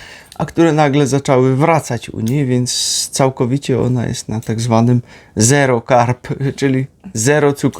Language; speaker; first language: Polish; native; Polish